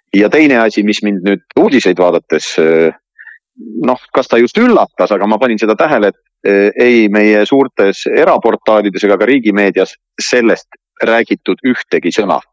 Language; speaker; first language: Estonian; native; Estonian